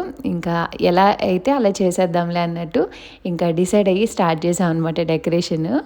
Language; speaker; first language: Telugu; native; Telugu